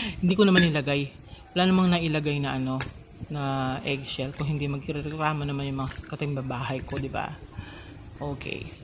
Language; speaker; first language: Filipino; non-native, local second language; Pampanga